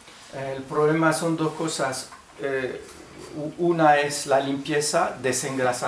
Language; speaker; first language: Spanish; non-native, fluent; French